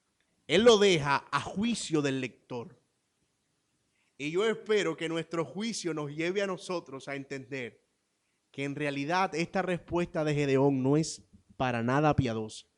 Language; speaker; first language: Spanish; native; Spanish